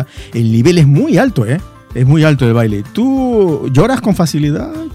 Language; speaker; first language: Spanish; native; Spanish